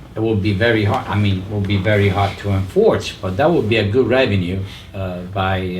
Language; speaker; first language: English; non-native, fluent; Italian